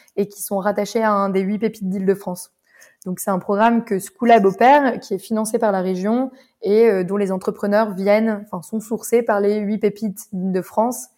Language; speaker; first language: French; native; French